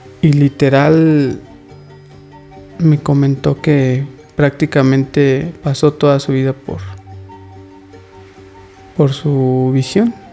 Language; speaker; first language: Spanish; native; Spanish